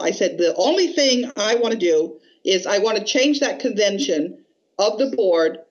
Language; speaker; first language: English; native; English